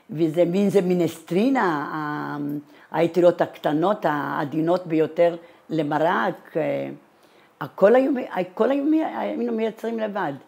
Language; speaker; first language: Hebrew; non-native, fluent; Italian